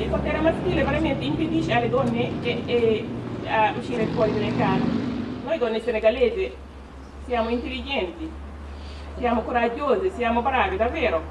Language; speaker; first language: Italian; non-native, fluent; Wolof